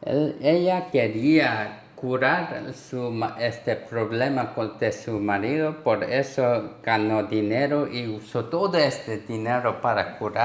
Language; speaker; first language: Spanish; non-native, learner; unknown